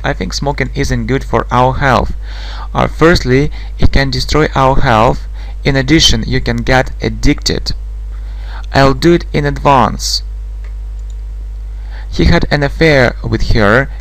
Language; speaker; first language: English; non-native, fluent; Russian